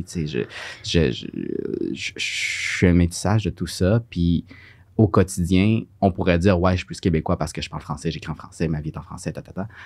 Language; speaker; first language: French; early bilingual, other home language; Spanish